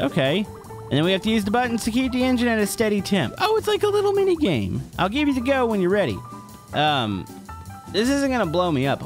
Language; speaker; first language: English; native; English